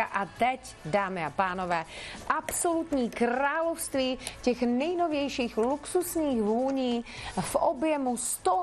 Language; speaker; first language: Czech; native; Czech